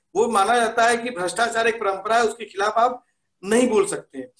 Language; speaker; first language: Hindi; native; Hindi